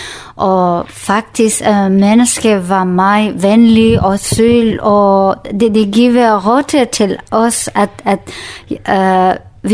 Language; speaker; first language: Danish; non-native, learner; Kurdish